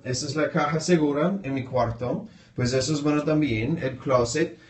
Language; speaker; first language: Spanish; non-native, fluent; English